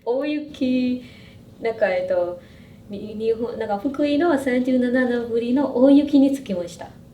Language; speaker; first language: Japanese; non-native, fluent; Burmese